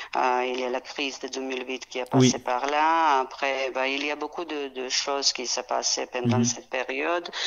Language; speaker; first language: French; non-native, fluent; Serbian